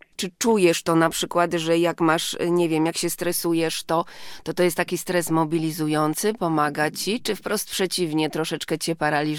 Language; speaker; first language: Polish; native; Polish